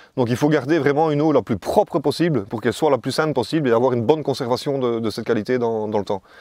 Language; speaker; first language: French; native; French